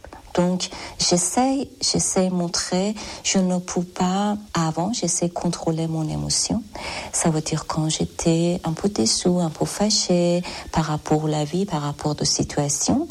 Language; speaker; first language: French; non-native, fluent; Persian